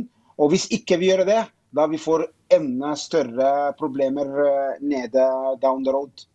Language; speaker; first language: Norwegian; non-native, fluent; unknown